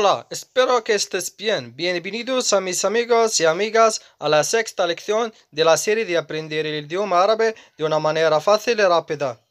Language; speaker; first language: Spanish; non-native, fluent; Arabic